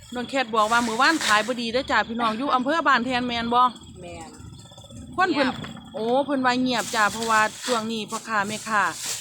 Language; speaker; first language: Thai; native; Thai